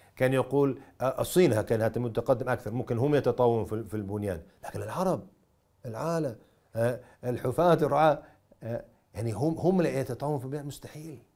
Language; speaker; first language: Arabic; non-native, fluent; English